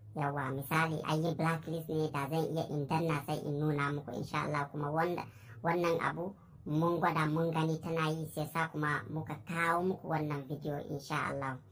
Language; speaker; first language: Hausa; non-native, local second language; Fula